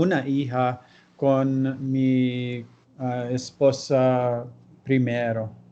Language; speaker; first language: Spanish; non-native, learner; English